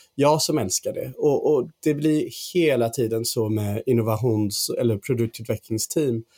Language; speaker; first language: Swedish; non-native, fluent; English